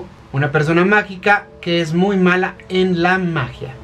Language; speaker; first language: Spanish; native; Spanish